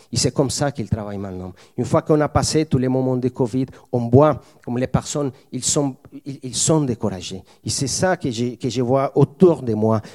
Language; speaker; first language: French; non-native, fluent; Spanish